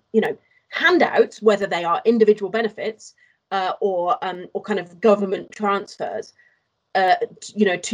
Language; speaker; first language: English; native; English